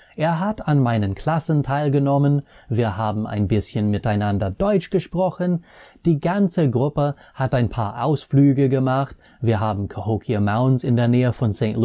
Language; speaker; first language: German; non-native, fluent; English